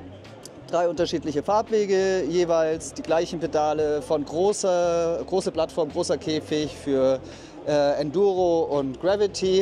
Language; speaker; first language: German; native; German